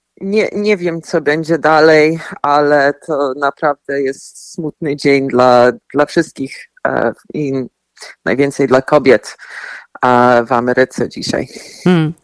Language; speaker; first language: Polish; early bilingual, heritage; Polish